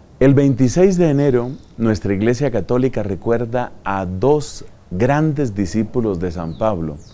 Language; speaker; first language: Spanish; native; Spanish